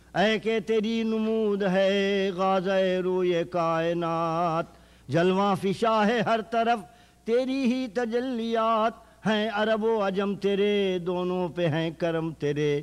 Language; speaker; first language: Urdu; native; Urdu